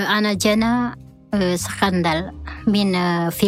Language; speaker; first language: Arabic; non-native, learner; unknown